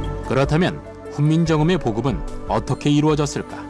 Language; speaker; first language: Korean; native; Korean